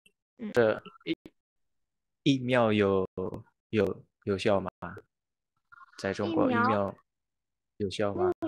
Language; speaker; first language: Chinese; non-native, learner; Indonesian